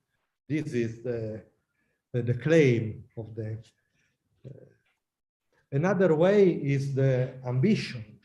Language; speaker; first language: English; non-native, learner; Italian